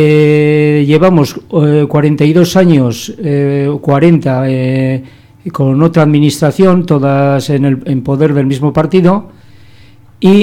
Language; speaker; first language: Spanish; native; Spanish